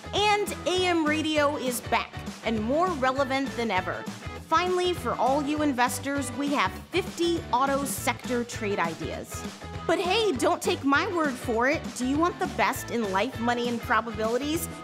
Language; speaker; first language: English; native; English